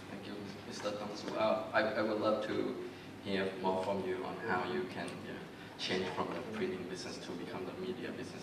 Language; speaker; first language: English; non-native, fluent; Thai